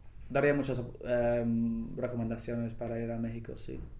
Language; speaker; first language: Spanish; non-native, fluent; English